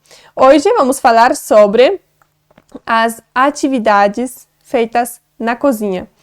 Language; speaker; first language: Portuguese; non-native, fluent; Polish